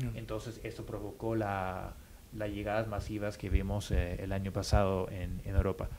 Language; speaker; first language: Spanish; non-native, fluent; English